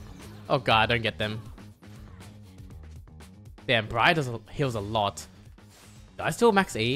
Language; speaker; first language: English; native; English